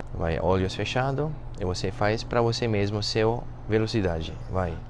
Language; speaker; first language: Portuguese; non-native, fluent; German